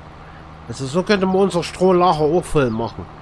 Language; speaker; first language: German; native; German